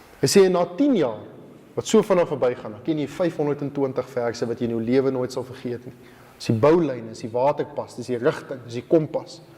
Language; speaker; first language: Afrikaans; native; Afrikaans